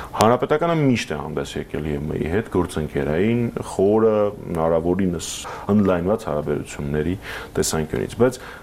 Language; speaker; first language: Armenian; native; Armenian